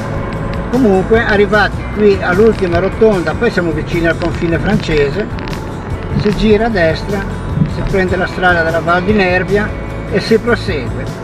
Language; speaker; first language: Italian; native; Italian